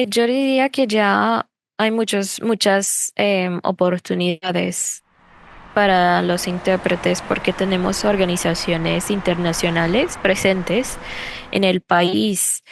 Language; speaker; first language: Spanish; non-native, fluent; English